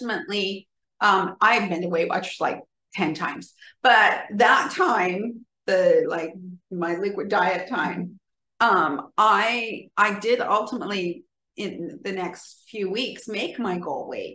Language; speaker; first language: English; native; English